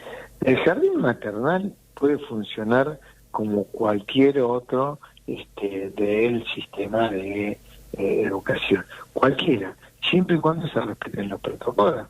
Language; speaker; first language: Spanish; native; Spanish